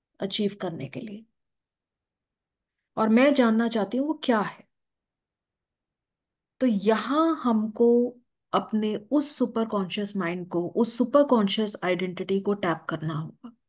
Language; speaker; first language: Hindi; native; Hindi